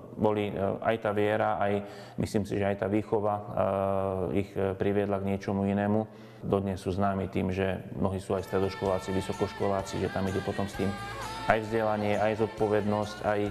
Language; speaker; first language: Slovak; native; Slovak